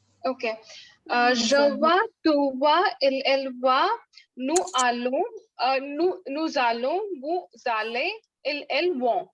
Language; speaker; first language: French; non-native, learner; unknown